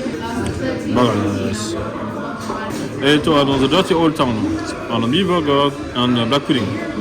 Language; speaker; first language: Japanese; non-native, fluent; French